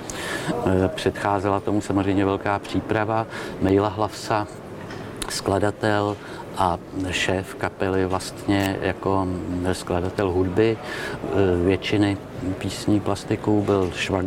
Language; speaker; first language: Czech; native; Czech